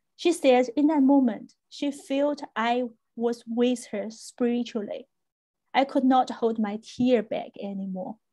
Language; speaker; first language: English; non-native, fluent; Chinese